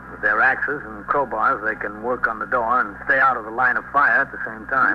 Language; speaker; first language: English; native; English